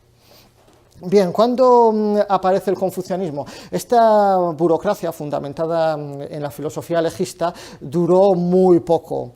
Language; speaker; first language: Spanish; native; Spanish